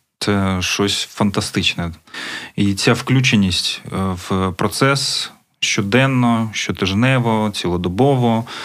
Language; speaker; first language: Ukrainian; native; Ukrainian